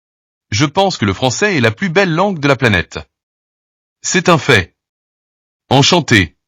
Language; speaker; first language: French; non-native, learner; Portuguese